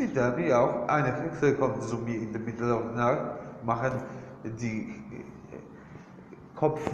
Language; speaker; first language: German; non-native, learner; English